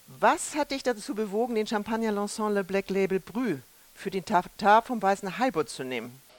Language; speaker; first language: German; native; German